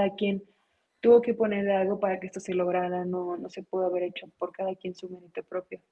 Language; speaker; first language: Spanish; native; Spanish